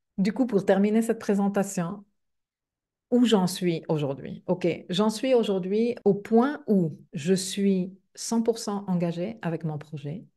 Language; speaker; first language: French; non-native, fluent; Spanish